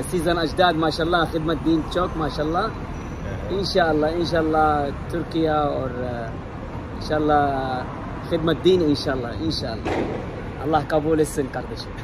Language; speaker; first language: Turkish; non-native, learner; Arabic